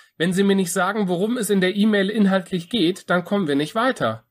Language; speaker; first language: German; native; German